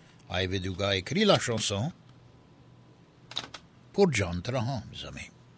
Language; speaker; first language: French; early bilingual, heritage; French